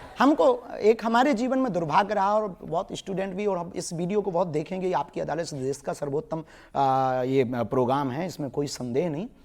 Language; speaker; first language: Hindi; native; Hindi